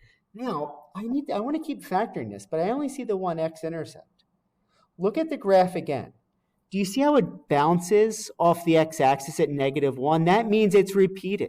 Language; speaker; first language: English; native; English